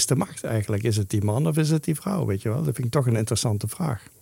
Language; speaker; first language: Dutch; native; Dutch